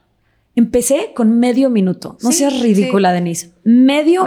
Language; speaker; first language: Spanish; native; Spanish